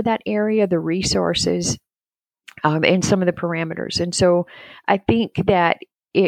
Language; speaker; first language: English; native; English